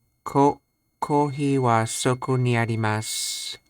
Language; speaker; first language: Japanese; non-native, learner; English